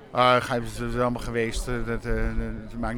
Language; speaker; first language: Dutch; native; Dutch